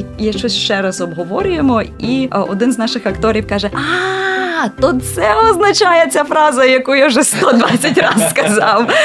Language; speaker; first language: Ukrainian; native; Ukrainian